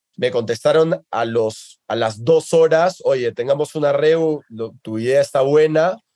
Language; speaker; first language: Spanish; native; Spanish